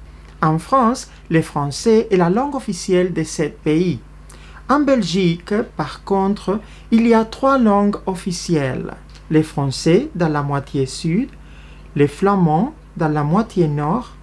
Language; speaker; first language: French; non-native, fluent; Spanish